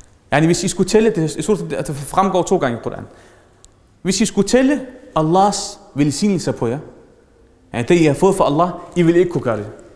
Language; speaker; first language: Danish; early bilingual, other home language; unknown